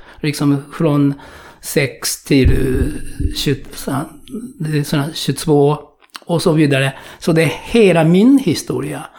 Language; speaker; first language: Swedish; non-native, fluent; Japanese